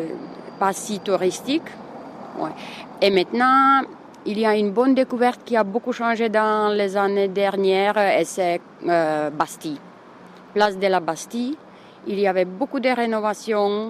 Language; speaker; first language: French; non-native, fluent; Czech